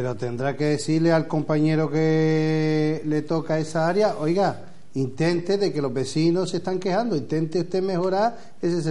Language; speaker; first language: Spanish; native; Spanish